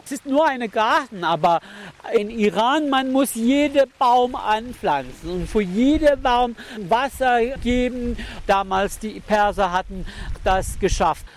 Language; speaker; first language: German; non-native, learner; Persian